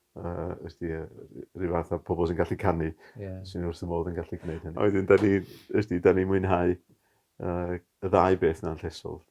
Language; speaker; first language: Welsh; native; Welsh